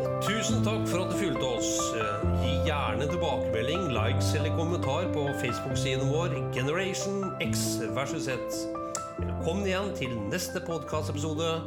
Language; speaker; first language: Norwegian; native; Norwegian